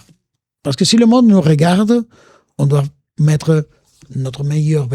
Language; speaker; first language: French; non-native, fluent; Spanish